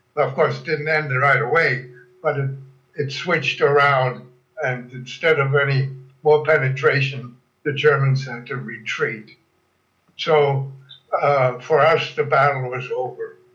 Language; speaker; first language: English; non-native, fluent; German